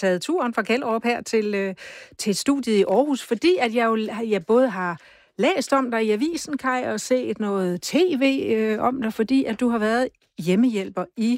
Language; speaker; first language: Danish; native; Danish